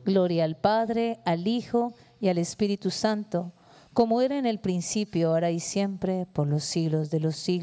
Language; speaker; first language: Spanish; native; Spanish